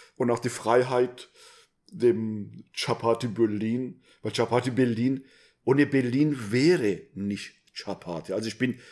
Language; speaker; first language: German; non-native, fluent; Persian